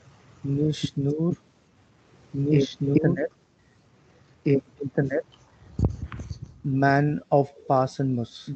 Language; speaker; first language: German; non-native, learner; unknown